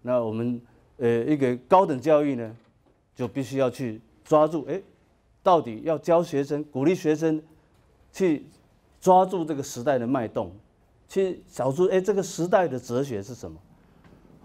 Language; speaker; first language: Chinese; native; Chinese